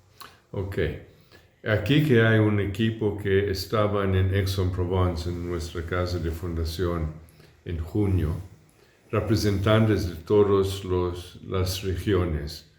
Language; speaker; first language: Spanish; non-native, fluent; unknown